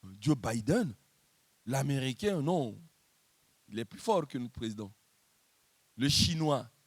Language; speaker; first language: French; non-native, local second language; Lingala